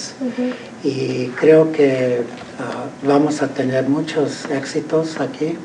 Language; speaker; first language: Spanish; early bilingual, heritage; Spanish